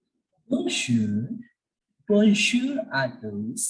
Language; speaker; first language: French; non-native, fluent; Hindi